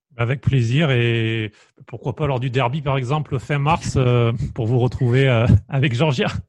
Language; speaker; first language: French; native; French